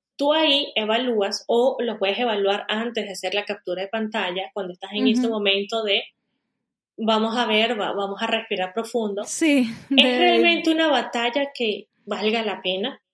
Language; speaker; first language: Spanish; native; Spanish